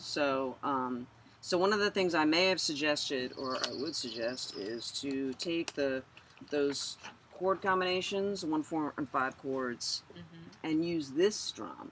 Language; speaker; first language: English; native; English